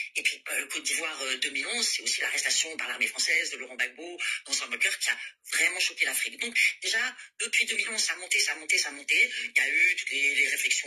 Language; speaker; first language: French; native; French